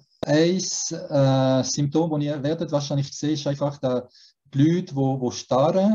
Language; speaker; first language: German; early bilingual, heritage; German